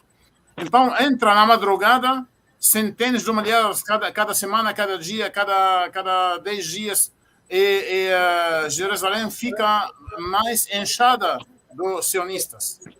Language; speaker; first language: Portuguese; non-native, fluent; Arabic